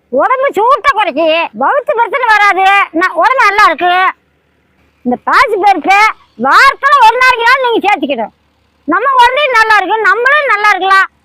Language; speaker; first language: Tamil; native; Tamil